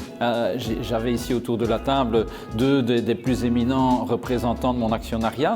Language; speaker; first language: French; native; French